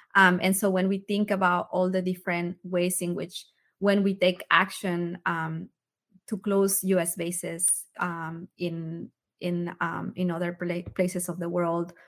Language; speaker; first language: English; early bilingual, other home language; Spanish